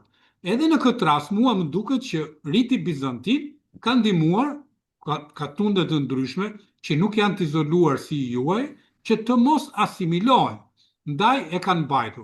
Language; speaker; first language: Albanian; native; Albanian